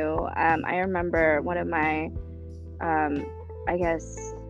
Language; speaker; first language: English; early bilingual, other home language; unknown